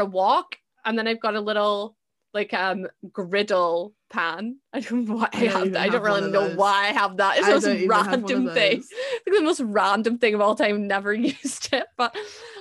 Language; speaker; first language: English; native; English